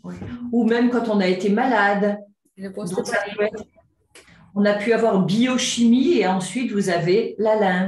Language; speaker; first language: French; native; French